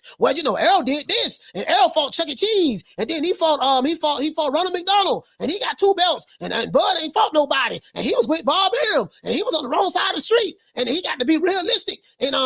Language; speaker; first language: English; native; English